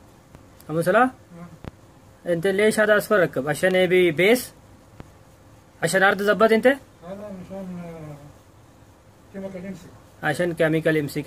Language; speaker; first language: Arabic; non-native, learner; Urdu